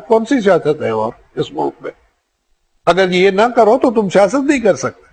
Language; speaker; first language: Urdu; non-native, local second language; Sindhi